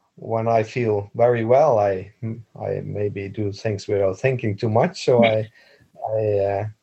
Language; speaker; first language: English; non-native, fluent; Dutch